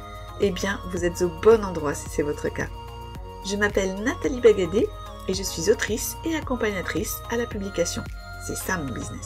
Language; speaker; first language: French; native; French